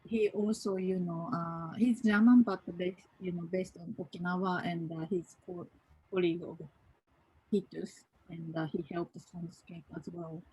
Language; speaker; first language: English; non-native, fluent; Japanese